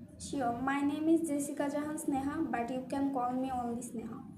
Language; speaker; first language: English; non-native, learner; Bangla